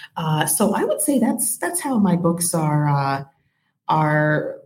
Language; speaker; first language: English; native; English